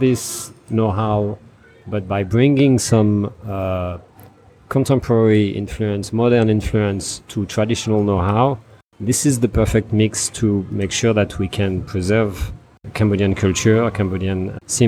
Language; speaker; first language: English; non-native, fluent; French